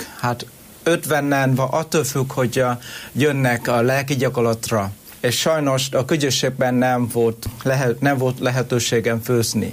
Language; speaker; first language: Hungarian; non-native, learner; Vietnamese